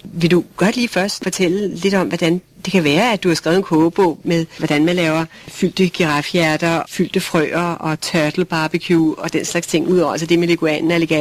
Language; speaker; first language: Danish; native; Danish